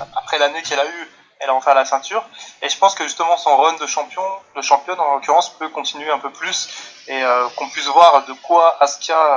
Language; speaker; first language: French; native; French